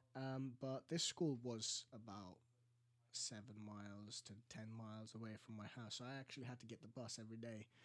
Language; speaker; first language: English; early bilingual, other home language; Greek